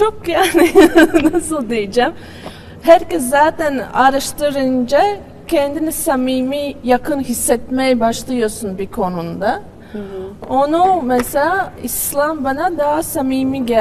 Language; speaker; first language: Turkish; non-native, fluent; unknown